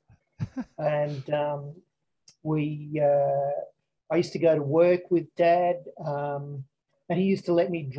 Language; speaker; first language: English; native; English